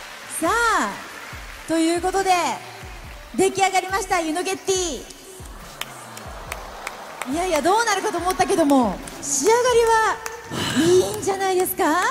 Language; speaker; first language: Japanese; native; Japanese